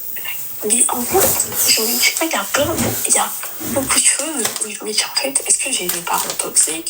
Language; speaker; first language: French; native; French